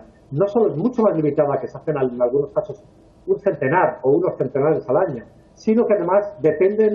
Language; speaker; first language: Spanish; native; Spanish